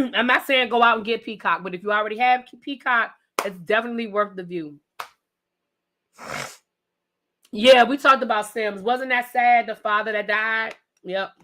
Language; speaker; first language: English; native; English